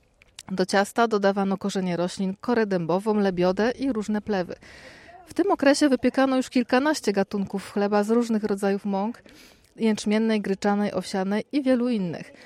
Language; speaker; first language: Polish; native; Polish